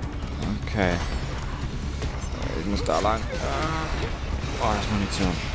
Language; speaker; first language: German; native; German